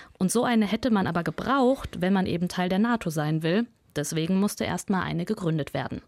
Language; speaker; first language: German; early bilingual, other home language; Russian